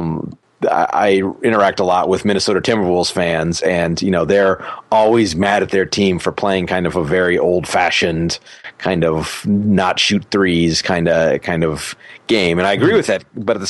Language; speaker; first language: English; native; English